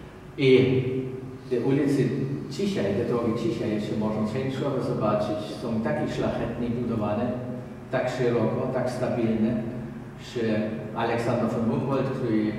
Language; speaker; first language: Polish; non-native, learner; German